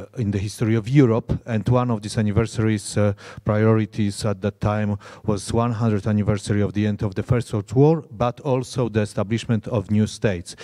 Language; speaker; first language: English; non-native, fluent; Polish